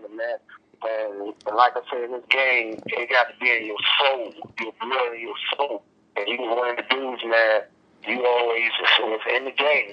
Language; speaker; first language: English; native; English